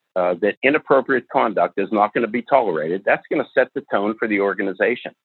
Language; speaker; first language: English; native; English